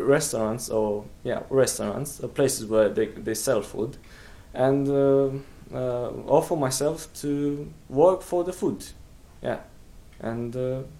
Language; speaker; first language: English; non-native, fluent; Romanian